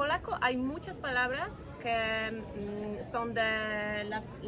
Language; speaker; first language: Spanish; non-native, fluent; Polish